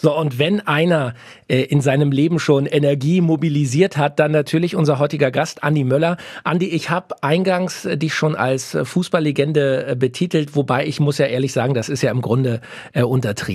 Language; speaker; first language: German; native; German